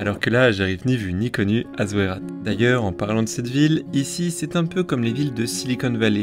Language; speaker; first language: French; native; French